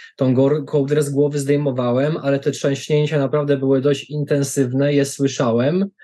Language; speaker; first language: Polish; native; Polish